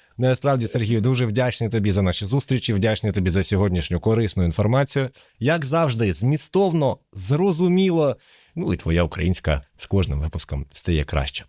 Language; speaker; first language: Ukrainian; native; Ukrainian